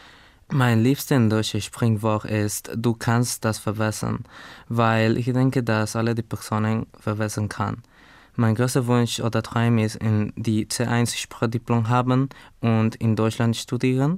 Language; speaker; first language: German; non-native, learner; Spanish